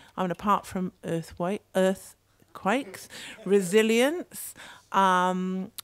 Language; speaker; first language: English; native; English